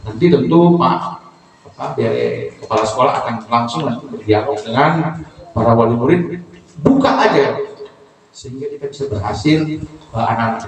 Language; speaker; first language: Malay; non-native, local second language; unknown